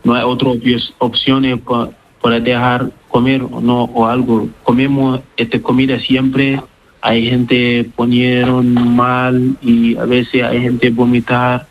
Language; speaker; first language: Spanish; non-native, learner; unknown